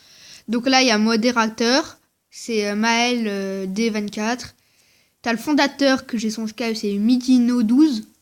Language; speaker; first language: French; native; French